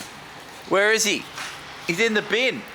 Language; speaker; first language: English; native; English